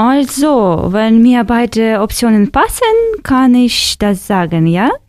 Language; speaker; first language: German; non-native, fluent; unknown